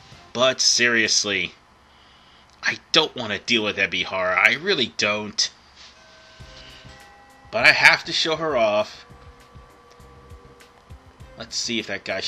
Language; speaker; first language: English; native; English